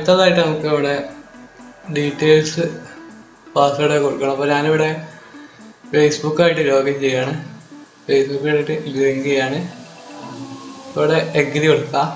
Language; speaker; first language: Malayalam; native; Malayalam